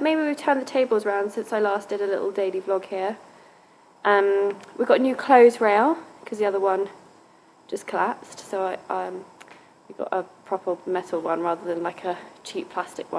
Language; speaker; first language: English; native; English